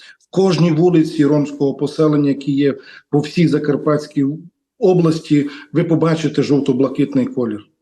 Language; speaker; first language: Ukrainian; non-native, local second language; Romany